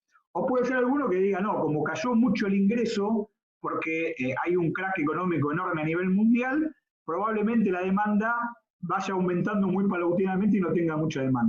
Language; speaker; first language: Spanish; native; Spanish